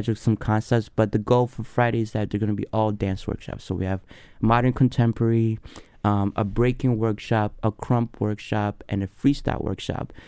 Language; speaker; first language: English; early bilingual, other home language; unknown